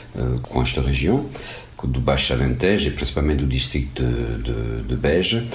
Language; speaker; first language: Portuguese; non-native, fluent; French